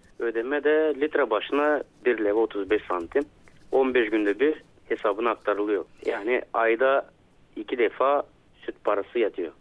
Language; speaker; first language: Turkish; native; Turkish